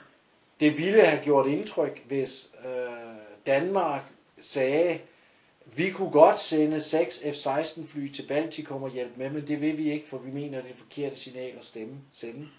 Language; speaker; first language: Danish; native; Danish